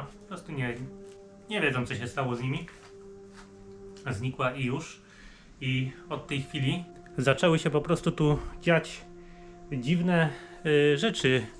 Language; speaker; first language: Polish; native; Polish